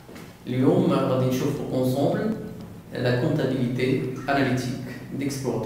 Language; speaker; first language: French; non-native, local second language; Arabic